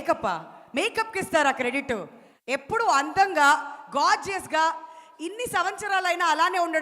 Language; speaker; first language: Telugu; native; Telugu